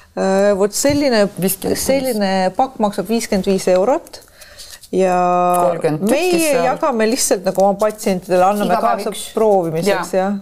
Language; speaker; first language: Estonian; non-native, local second language; Russian